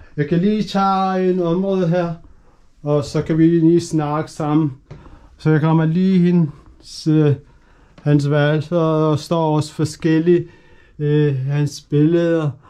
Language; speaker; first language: Danish; non-native, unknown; Urdu